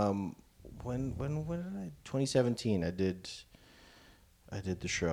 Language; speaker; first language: English; non-native, local second language; Filipino